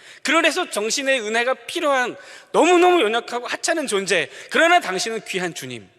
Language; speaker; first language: Korean; native; Korean